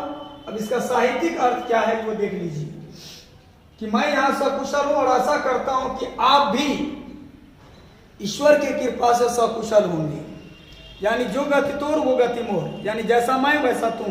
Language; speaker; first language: Hindi; native; Hindi